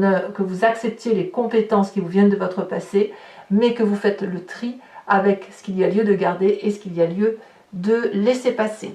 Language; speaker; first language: French; native; French